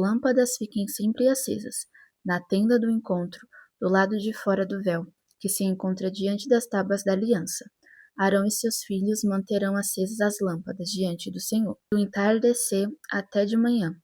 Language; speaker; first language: Portuguese; native; Portuguese